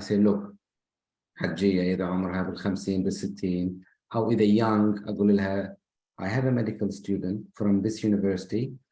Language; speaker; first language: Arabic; native; Arabic